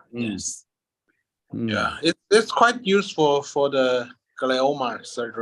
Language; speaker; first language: English; non-native, learner; Chinese